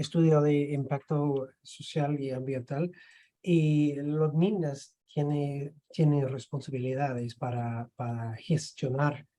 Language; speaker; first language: Spanish; non-native, fluent; English